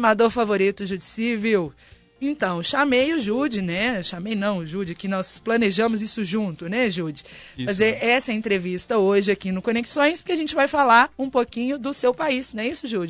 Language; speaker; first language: Portuguese; native; Portuguese